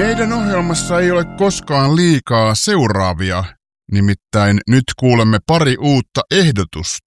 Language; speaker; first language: Finnish; native; Finnish